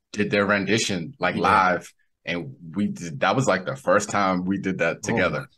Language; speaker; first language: English; native; English